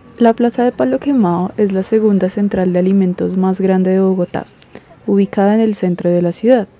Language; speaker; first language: Spanish; native; Spanish